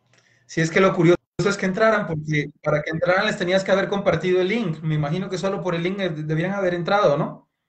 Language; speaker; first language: Spanish; native; Spanish